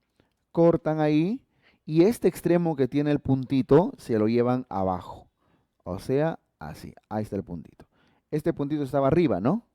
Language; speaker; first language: Spanish; native; Spanish